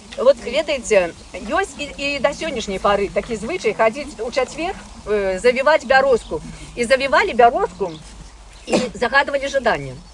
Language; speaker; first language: Belarusian; native; Belarusian